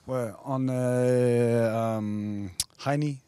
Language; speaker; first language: French; non-native, learner; English